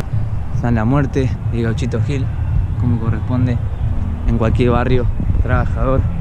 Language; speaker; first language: Spanish; native; Spanish